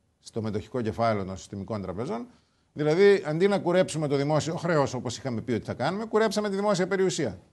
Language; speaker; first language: Greek; native; Greek